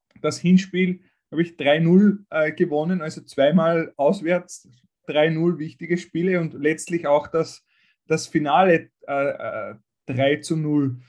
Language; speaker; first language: German; non-native, fluent; Romanian